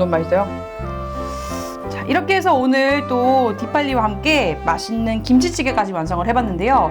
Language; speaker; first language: Korean; native; Korean